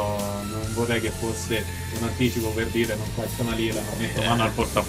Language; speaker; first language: Italian; native; Italian